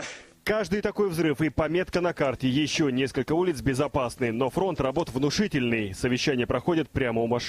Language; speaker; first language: Russian; native; Russian